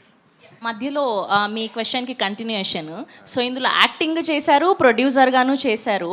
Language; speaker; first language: Telugu; native; Telugu